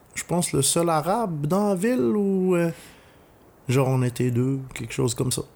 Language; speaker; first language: French; non-native, local second language; Arabic